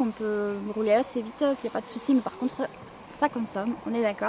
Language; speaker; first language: French; native; French